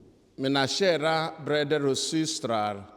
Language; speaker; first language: Swedish; non-native, fluent; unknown